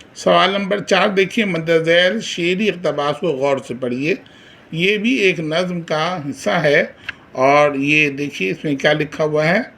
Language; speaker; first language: Urdu; native; Urdu